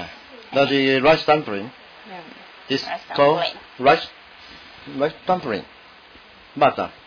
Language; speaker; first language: English; non-native, learner; Min Nan Chinese